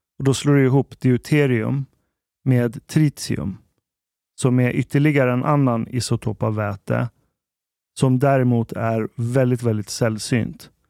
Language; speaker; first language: Swedish; early bilingual, other home language; Arabic